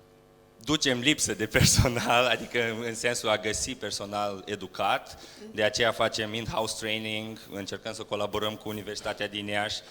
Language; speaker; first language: Romanian; native; Romanian